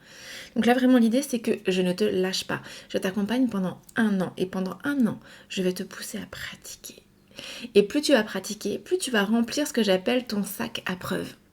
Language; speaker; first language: French; native; French